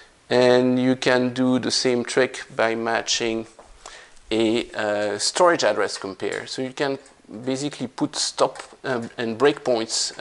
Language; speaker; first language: English; non-native, fluent; French